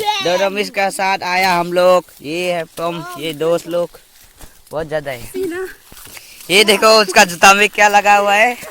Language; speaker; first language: Hindi; non-native, local second language; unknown